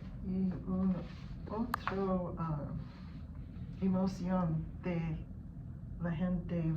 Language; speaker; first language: Spanish; non-native, learner; English